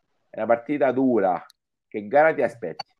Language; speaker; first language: Italian; native; Italian